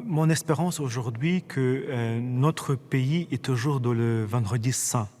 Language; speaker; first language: French; non-native, fluent; Ukrainian